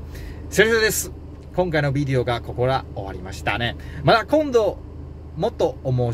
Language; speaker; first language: Japanese; non-native, learner; Chinese